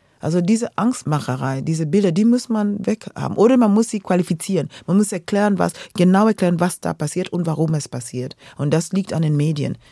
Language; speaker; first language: German; non-native, fluent; Luo (Kenya and Tanzania)